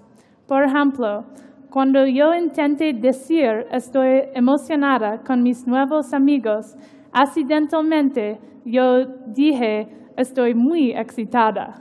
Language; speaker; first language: Spanish; non-native, learner; English